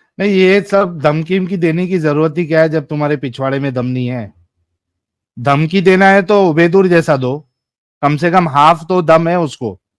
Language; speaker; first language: Hindi; native; Hindi